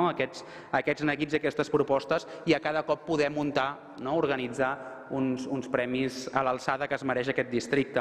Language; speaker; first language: Catalan; native; Catalan